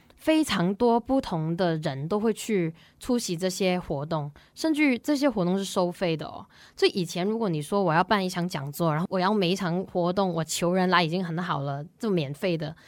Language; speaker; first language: Chinese; non-native, local second language; Cantonese